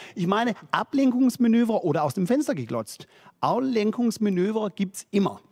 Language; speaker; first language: German; non-native, fluent; Danish